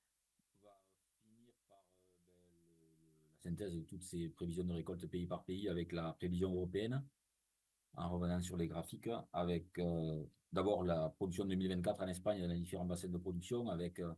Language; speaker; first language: French; native; French